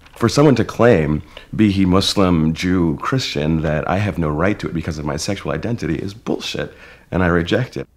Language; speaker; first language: English; native; English